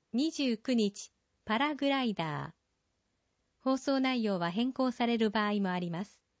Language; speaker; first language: Japanese; native; Japanese